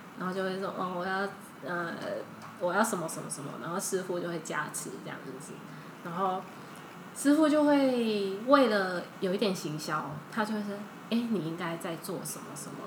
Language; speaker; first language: Chinese; early bilingual, heritage; Chinese